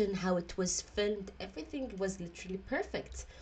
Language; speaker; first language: English; non-native, fluent; Arabic